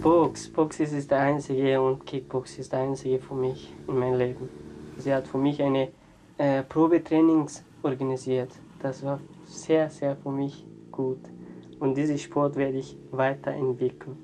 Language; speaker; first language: German; non-native, learner; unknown